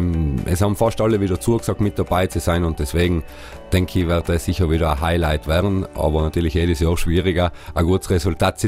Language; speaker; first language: German; native; German